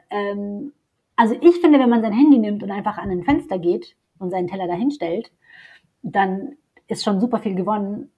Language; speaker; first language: German; native; German